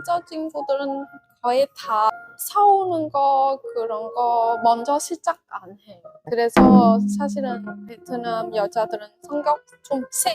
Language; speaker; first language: Korean; non-native, learner; Vietnamese